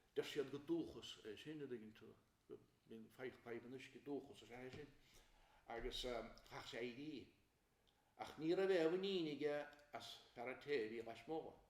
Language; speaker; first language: Irish; native; Irish